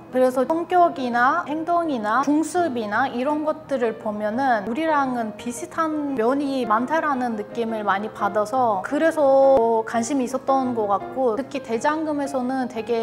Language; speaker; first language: Korean; non-native, fluent; Turkish